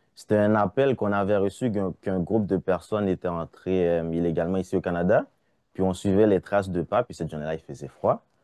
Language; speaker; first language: French; non-native, local second language; Haitian Creole